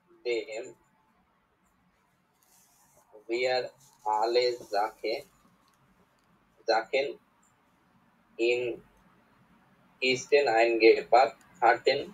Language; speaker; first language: German; non-native, learner; Bangla